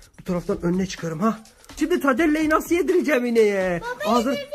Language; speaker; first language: Turkish; native; Turkish